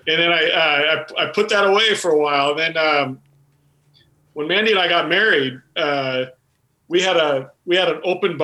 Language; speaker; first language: English; native; English